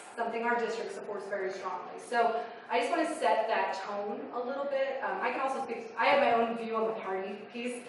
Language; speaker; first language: English; native; English